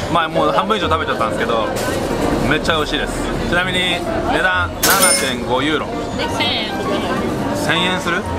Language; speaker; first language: Japanese; native; Japanese